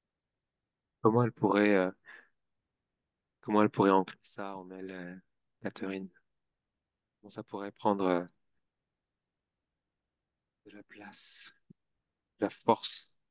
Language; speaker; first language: French; native; French